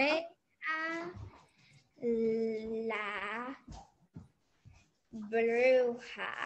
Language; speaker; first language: Spanish; non-native, learner; English